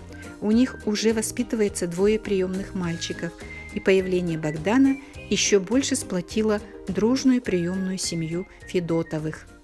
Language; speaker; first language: Russian; native; Russian